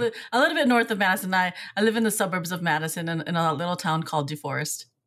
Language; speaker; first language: English; early bilingual, other home language; Hmong